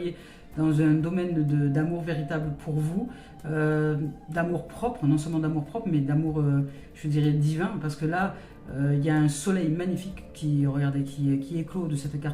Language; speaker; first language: French; native; French